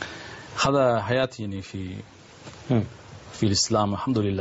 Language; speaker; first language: Arabic; non-native, learner; Spanish